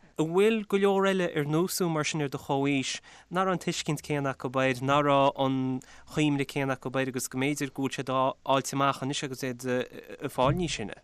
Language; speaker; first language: Irish; native; Irish